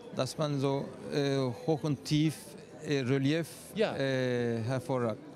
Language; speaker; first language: German; non-native, fluent; Turkish